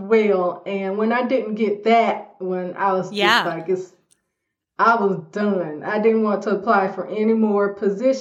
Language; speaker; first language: English; native; English